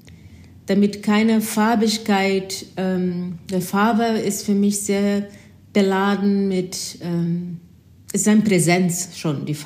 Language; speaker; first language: German; non-native, fluent; Portuguese